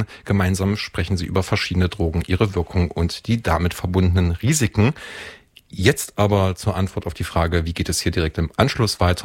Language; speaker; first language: German; native; German